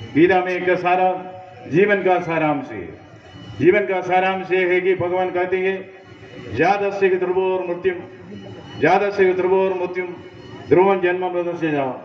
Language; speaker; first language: Hindi; non-native, local second language; Malayalam